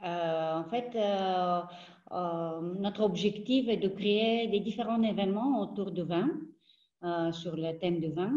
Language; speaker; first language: French; non-native, fluent; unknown